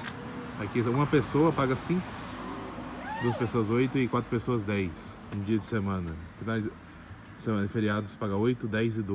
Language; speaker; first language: Portuguese; native; Portuguese